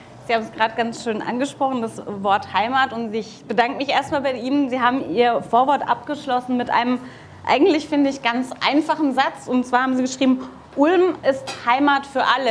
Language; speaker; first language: German; native; German